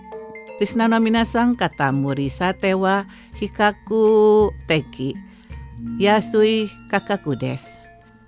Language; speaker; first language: Japanese; non-native, fluent; Indonesian